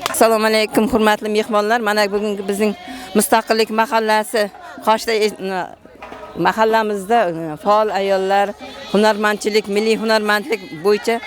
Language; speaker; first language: Uzbek; native; Uzbek